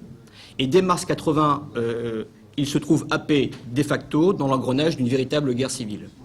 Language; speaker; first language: French; native; French